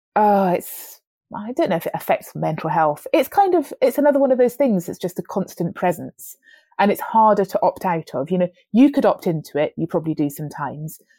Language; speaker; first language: English; native; English